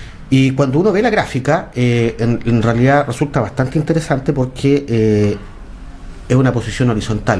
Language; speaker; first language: Spanish; native; Spanish